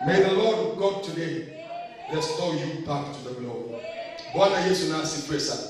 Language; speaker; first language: English; non-native, local second language; Swahili